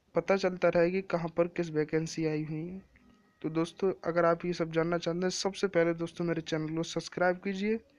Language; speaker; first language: Hindi; native; Hindi